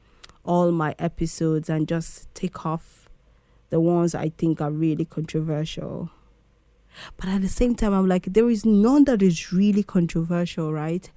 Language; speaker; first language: English; non-native, local second language; Igbo